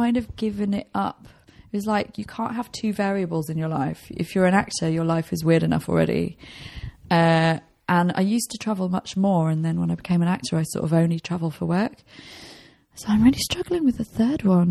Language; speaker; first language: English; native; English